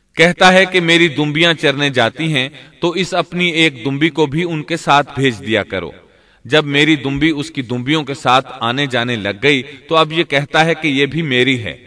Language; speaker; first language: Urdu; native; Urdu